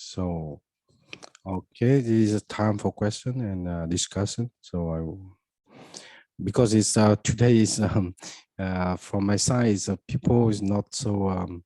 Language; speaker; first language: English; non-native, fluent; Vietnamese